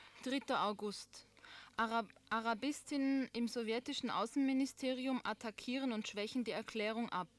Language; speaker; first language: German; native; German